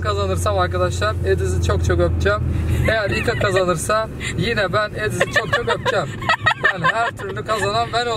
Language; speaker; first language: Turkish; native; Turkish